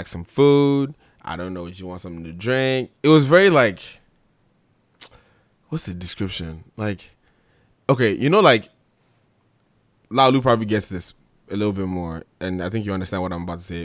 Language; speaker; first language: English; native; English